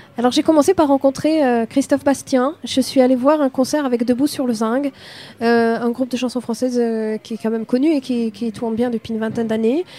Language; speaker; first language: French; non-native, fluent; Swedish